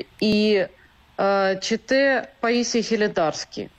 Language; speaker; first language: Bulgarian; non-native, learner; Ukrainian